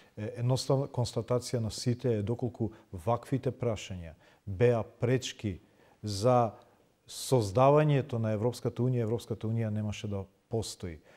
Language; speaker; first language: Macedonian; non-native, local second language; Albanian